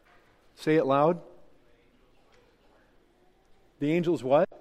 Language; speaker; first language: English; native; English